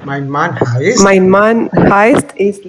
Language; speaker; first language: German; non-native, learner; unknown